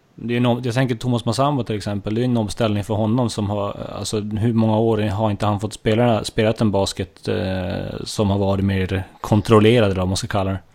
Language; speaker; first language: Swedish; native; Swedish